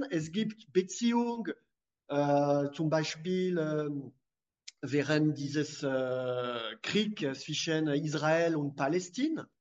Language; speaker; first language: German; non-native, fluent; French